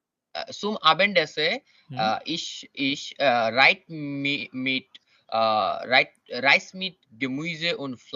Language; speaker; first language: German; non-native, learner; Bangla